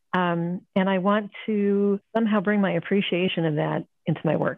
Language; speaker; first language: English; native; English